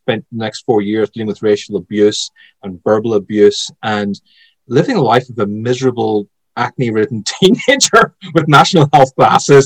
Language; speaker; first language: English; native; English